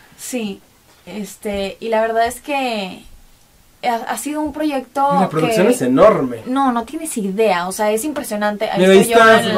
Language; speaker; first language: Spanish; native; Spanish